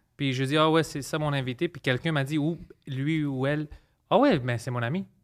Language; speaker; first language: French; early bilingual, other home language; Greek